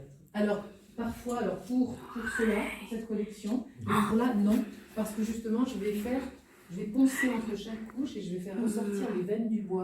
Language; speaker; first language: French; native; French